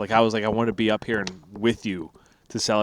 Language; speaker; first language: English; native; English